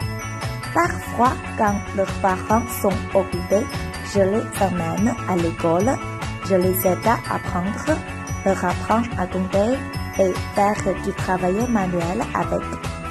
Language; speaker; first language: French; non-native, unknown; Chinese